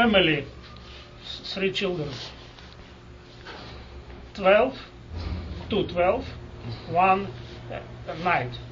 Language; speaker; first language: English; non-native, learner; Ukrainian